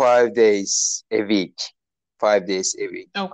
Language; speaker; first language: English; non-native, learner; Turkish